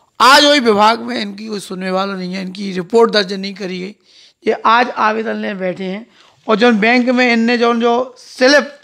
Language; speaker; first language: Hindi; native; Hindi